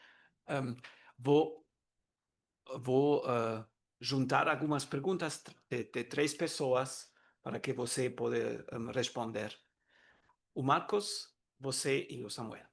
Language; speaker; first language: Portuguese; non-native, learner; German